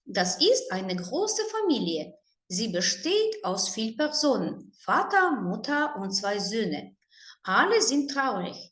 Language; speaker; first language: German; non-native, fluent; Ukrainian